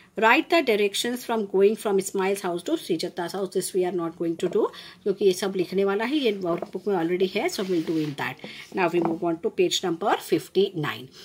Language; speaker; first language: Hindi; non-native, local second language; Gujarati